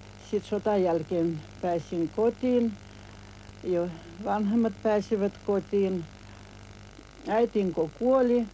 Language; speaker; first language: Finnish; early bilingual, heritage; Finnish